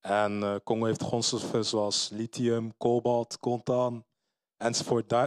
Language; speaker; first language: Dutch; early bilingual, other home language; Lingala